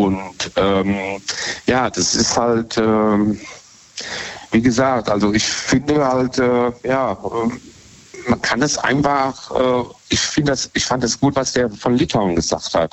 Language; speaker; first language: German; native; German